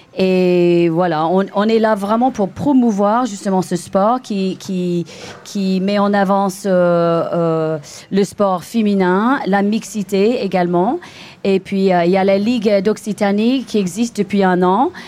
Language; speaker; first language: French; non-native, fluent; English